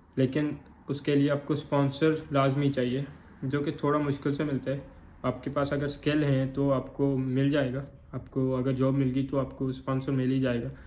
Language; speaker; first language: Urdu; non-native, local second language; Northern Hindko